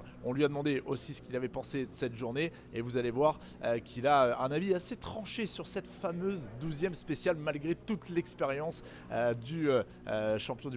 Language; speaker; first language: French; native; French